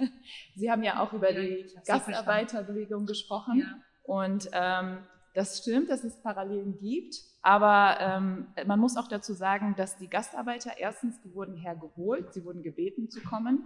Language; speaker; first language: German; early bilingual, other home language; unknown